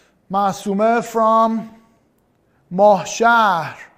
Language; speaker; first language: English; non-native, fluent; Persian